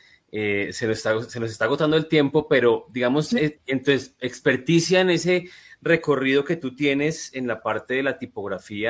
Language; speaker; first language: Spanish; native; Spanish